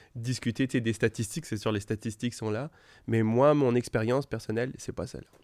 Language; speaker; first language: French; native; French